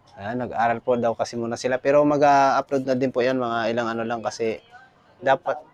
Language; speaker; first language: Filipino; non-native, local second language; Cebuano